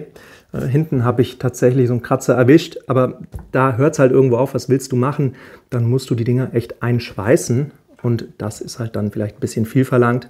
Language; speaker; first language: German; native; German